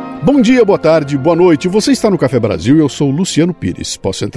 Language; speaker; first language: Portuguese; native; Portuguese